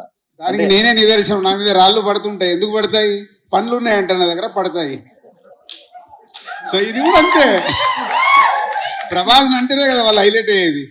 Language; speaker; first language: Telugu; native; Telugu